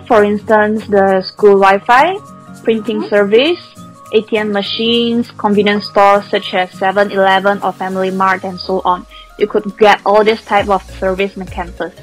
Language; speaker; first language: English; non-native, local second language; Chinese